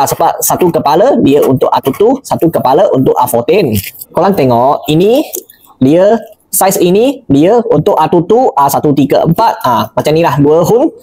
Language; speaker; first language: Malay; non-native, local second language; Chinese